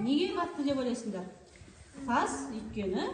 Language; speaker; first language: Kazakh; native; Kazakh